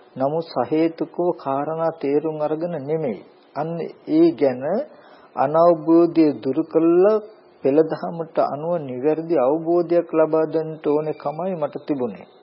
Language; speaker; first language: Sinhala; native; Sinhala